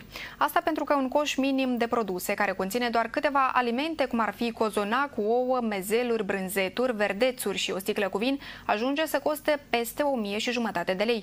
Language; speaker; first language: Romanian; native; Romanian